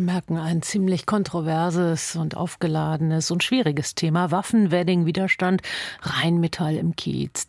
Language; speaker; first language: German; native; German